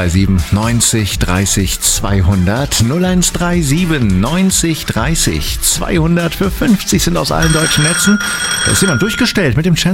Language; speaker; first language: German; native; German